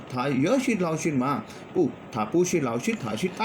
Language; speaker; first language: Chinese; non-native, learner; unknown